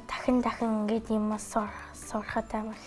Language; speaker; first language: Mongolian; early bilingual, heritage; Mongolian